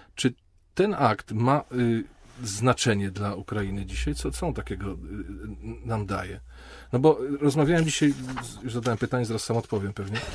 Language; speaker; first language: Polish; native; Polish